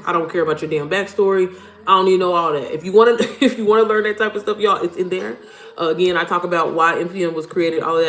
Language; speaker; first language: English; native; English